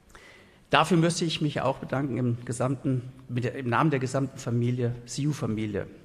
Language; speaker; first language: German; native; German